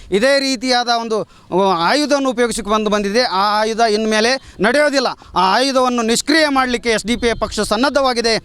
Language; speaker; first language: Kannada; non-native, local second language; Urdu